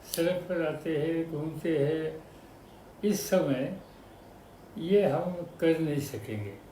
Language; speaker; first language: Hindi; non-native, local second language; Marathi